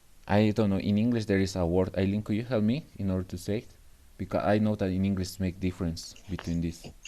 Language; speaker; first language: English; non-native, learner; Spanish